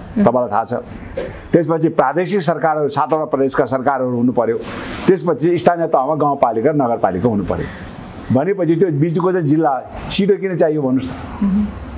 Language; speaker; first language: Nepali; non-native, local second language; Sherpa